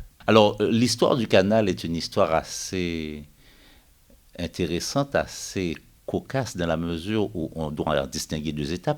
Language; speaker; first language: French; native; French